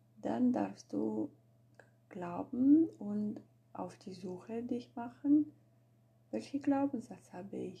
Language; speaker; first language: German; non-native, fluent; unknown